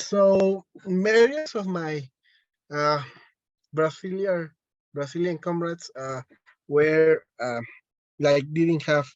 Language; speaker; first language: English; non-native, fluent; Spanish